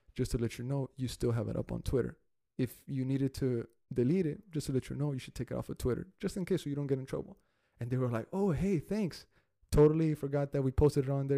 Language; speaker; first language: English; early bilingual, other home language; Spanish